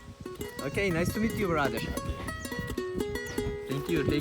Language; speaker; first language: English; non-native, learner; Turkish